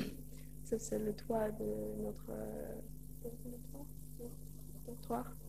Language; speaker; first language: French; non-native, learner; Polish